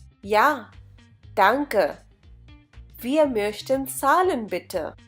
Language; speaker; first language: German; non-native, fluent; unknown